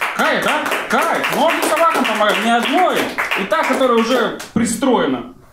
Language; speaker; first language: Russian; native; Russian